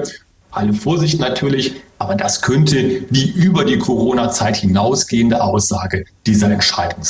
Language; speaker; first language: German; native; German